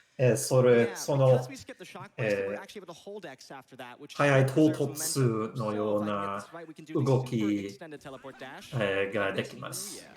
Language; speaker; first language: Japanese; non-native, learner; English